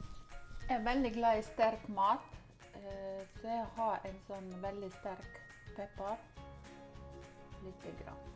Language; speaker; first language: Norwegian; non-native, learner; Ukrainian